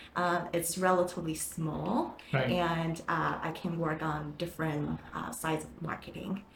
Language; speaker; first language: English; non-native, fluent; Chinese